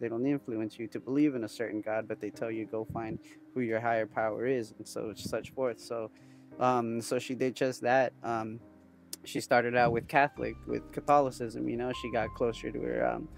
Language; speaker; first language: English; early bilingual, other home language; Spanish